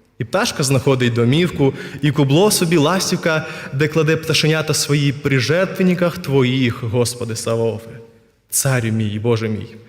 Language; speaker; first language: Ukrainian; non-native, local second language; Russian